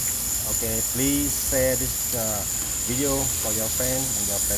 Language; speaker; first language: English; non-native, local second language; Vietnamese